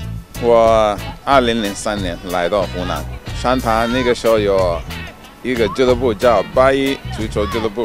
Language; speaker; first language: Chinese; non-native, fluent; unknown